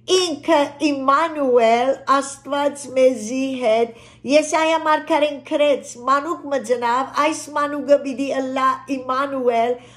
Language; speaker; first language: Armenian; early bilingual, heritage; Armenian